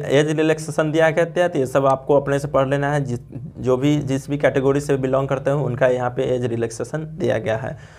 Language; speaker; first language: Hindi; native; Hindi